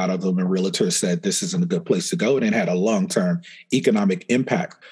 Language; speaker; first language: English; native; English